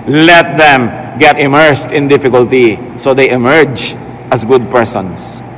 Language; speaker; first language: English; non-native, local second language; Filipino